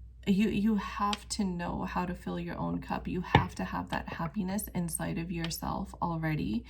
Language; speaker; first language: English; native; English